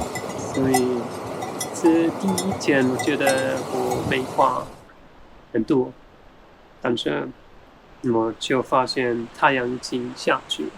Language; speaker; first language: Chinese; non-native, fluent; German